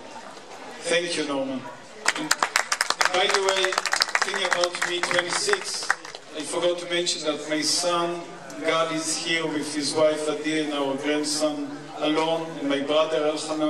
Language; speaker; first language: English; non-native, fluent; Hebrew